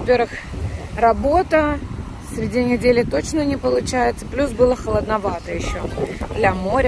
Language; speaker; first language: Russian; native; Russian